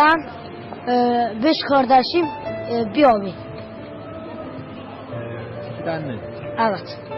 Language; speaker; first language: Turkish; non-native, local second language; Kurdish